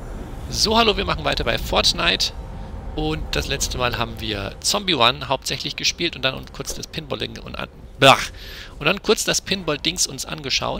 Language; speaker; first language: German; native; German